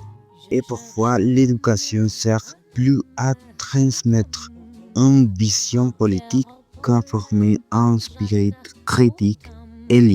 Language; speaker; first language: French; non-native, fluent; Spanish